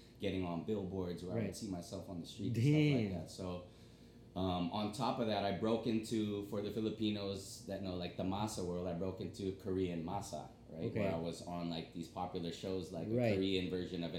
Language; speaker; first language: English; native; English